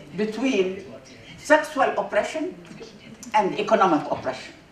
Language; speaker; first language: English; non-native, fluent; Arabic